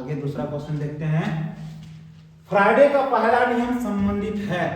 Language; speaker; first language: Hindi; native; Hindi